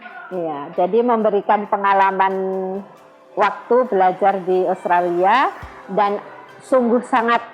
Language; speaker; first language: Indonesian; native; Indonesian